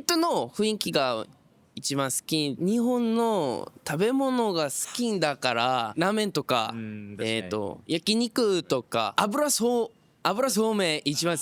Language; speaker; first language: Japanese; non-native, learner; Korean